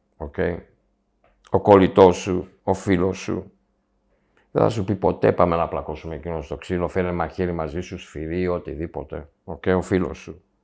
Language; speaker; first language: Greek; early bilingual, heritage; Greek